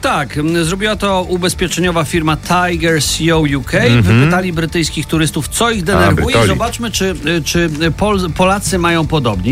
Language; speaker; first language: Polish; native; Polish